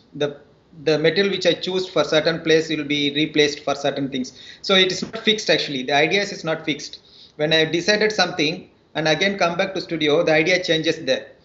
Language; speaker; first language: English; non-native, local second language; Tamil